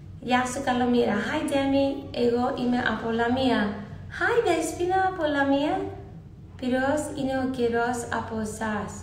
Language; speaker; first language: Greek; early bilingual, heritage; Greek